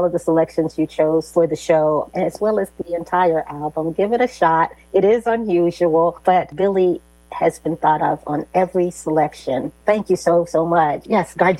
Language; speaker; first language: English; native; English